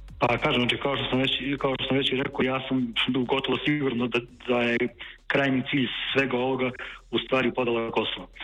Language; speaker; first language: Serbian; native; Serbian